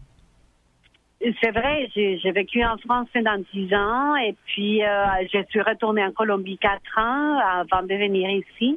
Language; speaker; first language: French; non-native, fluent; Spanish